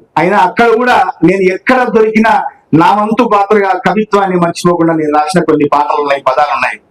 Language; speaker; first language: Telugu; native; Telugu